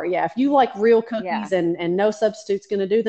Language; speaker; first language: English; native; English